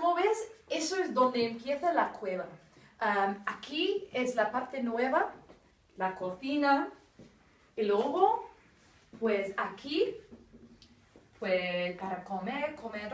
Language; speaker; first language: Spanish; non-native, fluent; English